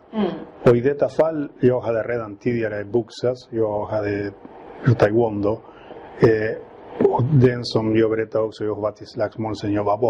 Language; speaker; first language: Swedish; non-native, fluent; Spanish